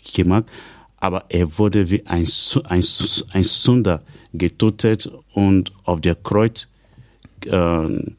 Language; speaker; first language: German; non-native, fluent; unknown